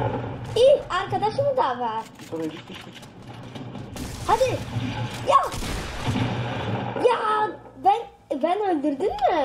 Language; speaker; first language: Turkish; early bilingual, heritage; Turkish